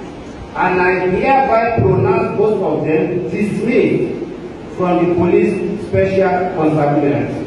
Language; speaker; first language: English; non-native, local second language; Yoruba